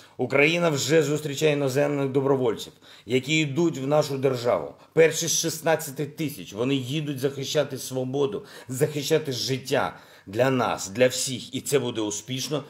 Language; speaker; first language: Ukrainian; non-native, local second language; Russian